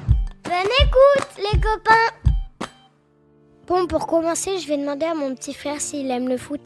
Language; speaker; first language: French; native; French